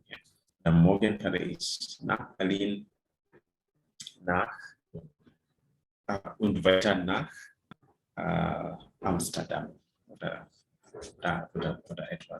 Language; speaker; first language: German; non-native, fluent; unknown